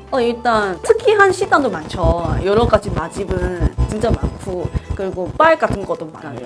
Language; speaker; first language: Korean; non-native, fluent; Chinese